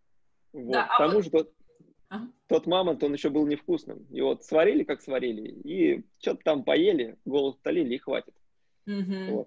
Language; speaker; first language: Russian; native; Russian